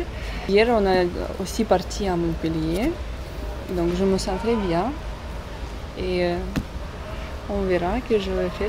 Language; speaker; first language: French; non-native, learner; Russian